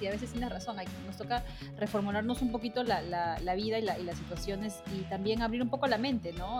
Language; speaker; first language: Spanish; native; Spanish